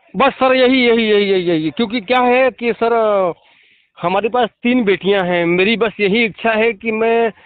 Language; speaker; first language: Hindi; native; Hindi